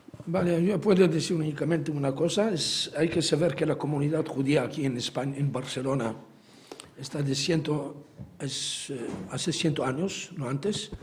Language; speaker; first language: Spanish; non-native, fluent; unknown